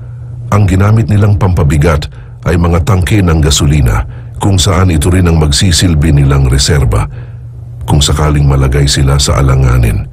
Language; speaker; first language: Filipino; native; Filipino